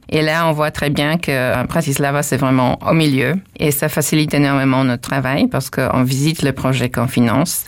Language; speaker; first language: French; non-native, fluent; Polish